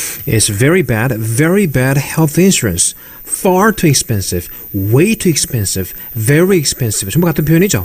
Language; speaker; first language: English; non-native, fluent; Korean